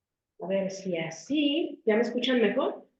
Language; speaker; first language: Spanish; native; Spanish